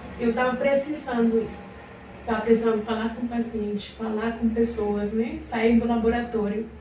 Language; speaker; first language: Portuguese; non-native, fluent; Spanish